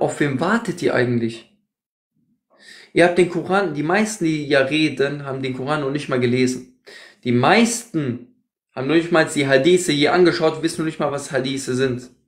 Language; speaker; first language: German; native; German